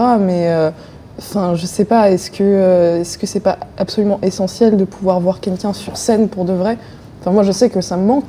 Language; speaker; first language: French; native; French